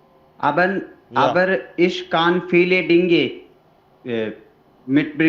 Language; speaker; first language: German; non-native, learner; Hindi